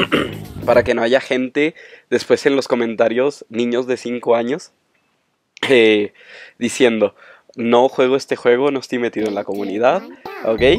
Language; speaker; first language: Spanish; native; Spanish